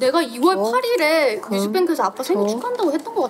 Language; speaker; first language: Korean; native; Korean